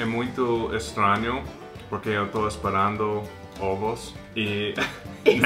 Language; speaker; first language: Portuguese; non-native, fluent; English